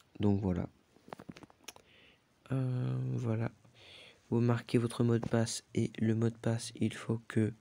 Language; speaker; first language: French; native; French